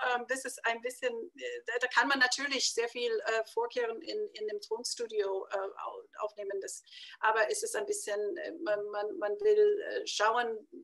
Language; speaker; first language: German; non-native, fluent; English